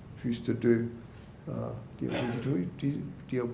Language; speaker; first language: French; non-native, learner; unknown